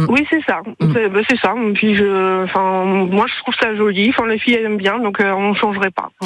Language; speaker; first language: French; non-native, fluent; Polish